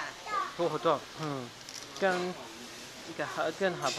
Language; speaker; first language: Chinese; non-native, learner; English